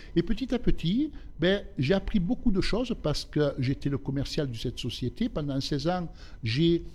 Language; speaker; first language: French; native; French